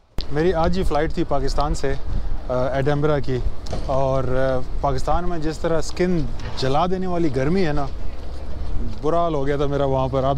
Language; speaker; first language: Urdu; native; Urdu